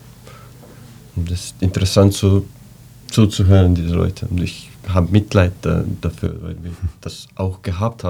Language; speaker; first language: German; non-native, fluent; Estonian